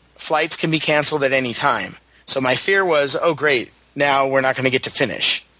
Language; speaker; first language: English; native; English